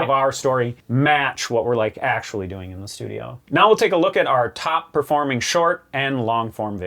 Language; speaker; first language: English; native; English